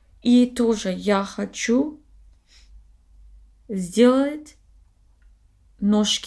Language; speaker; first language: Russian; non-native, learner; English